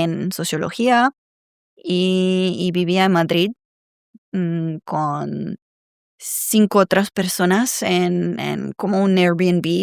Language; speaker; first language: Spanish; non-native, fluent; Serbian